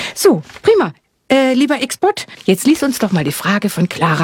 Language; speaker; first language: German; native; German